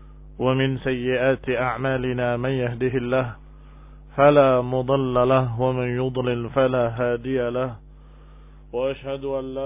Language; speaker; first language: Arabic; non-native, fluent; Indonesian